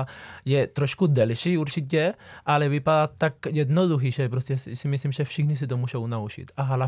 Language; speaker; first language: Czech; non-native, fluent; Spanish